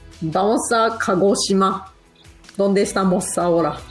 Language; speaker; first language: Spanish; non-native, learner; Japanese